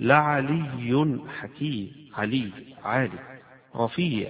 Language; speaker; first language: Arabic; native; Arabic